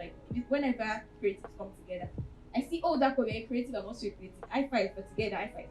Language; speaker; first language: English; non-native, local second language; Yoruba